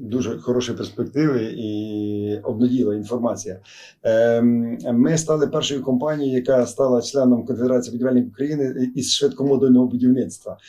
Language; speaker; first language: Ukrainian; native; Ukrainian